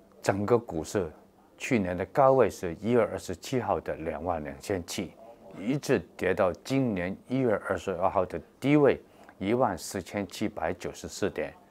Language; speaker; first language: Chinese; non-native, local second language; Cantonese